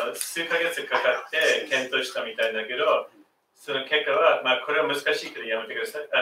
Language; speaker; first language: Japanese; non-native, fluent; English